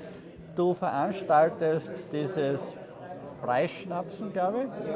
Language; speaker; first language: German; native; German